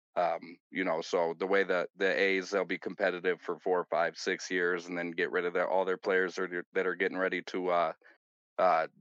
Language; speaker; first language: English; native; English